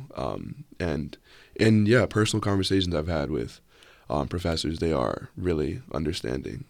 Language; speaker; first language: English; native; English